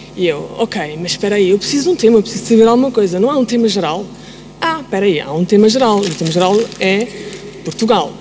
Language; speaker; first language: Portuguese; early bilingual, heritage; Portuguese